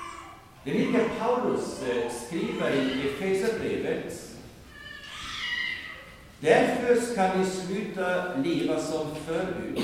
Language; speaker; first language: Swedish; non-native, fluent; German